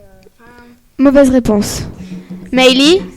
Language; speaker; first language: French; native; French